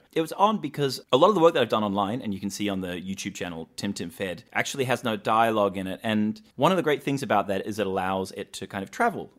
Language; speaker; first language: English; native; English